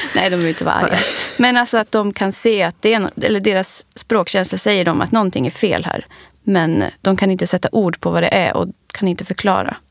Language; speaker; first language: Swedish; early bilingual, other home language; English